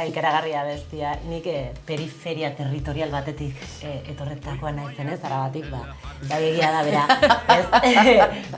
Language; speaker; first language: Basque; non-native, local second language; Spanish